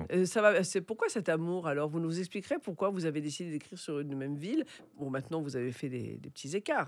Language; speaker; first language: French; native; French